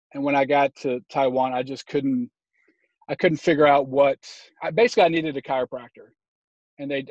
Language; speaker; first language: English; native; English